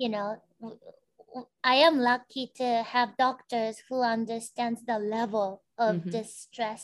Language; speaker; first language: English; non-native, fluent; Japanese